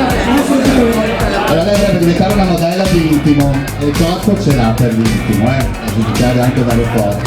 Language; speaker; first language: Italian; native; Italian